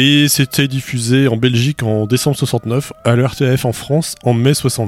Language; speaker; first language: French; native; French